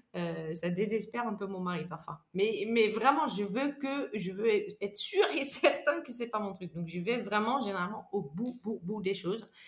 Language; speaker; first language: French; non-native, fluent; Dutch